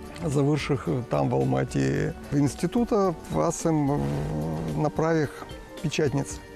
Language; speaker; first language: Bulgarian; non-native, learner; Russian